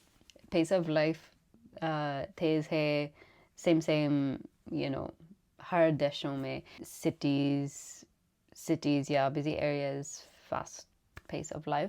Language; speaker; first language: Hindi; non-native, learner; English